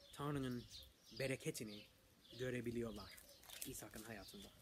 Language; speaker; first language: Turkish; non-native, fluent; English